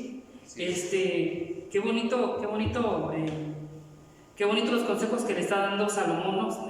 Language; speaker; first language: Spanish; native; Spanish